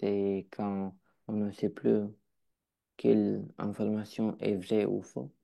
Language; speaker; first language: French; non-native, learner; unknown